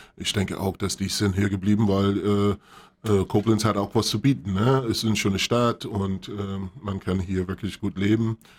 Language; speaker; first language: German; non-native, fluent; English